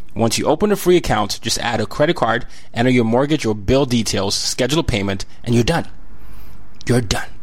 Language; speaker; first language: English; non-native, local second language; Yoruba